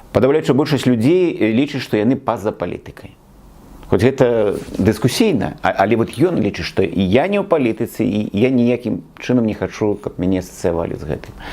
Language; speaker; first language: Belarusian; native; Belarusian